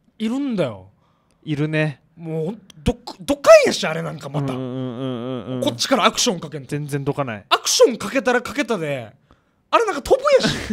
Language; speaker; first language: Japanese; native; Japanese